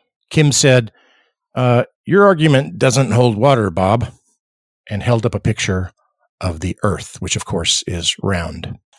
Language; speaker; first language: English; native; English